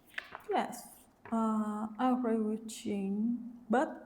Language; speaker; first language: English; non-native, learner; Vietnamese